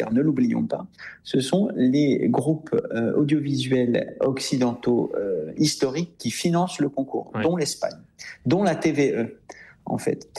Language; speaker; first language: French; native; French